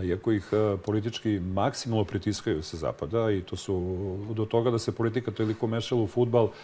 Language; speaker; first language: Serbian; native; Serbian